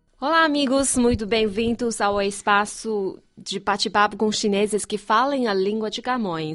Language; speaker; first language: Portuguese; non-native, fluent; Chinese